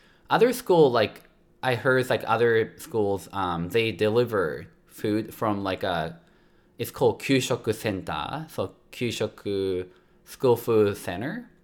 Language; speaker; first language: English; non-native, fluent; Japanese